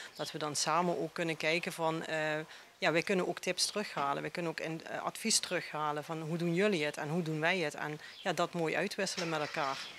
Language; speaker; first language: Dutch; native; Dutch